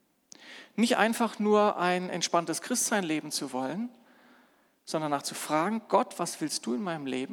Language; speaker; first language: German; native; German